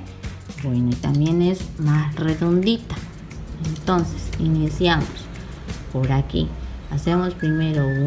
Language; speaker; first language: Spanish; native; Spanish